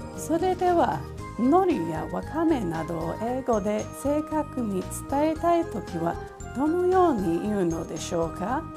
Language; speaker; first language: Japanese; non-native, fluent; English